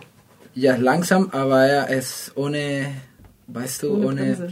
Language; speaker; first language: German; non-native, learner; Spanish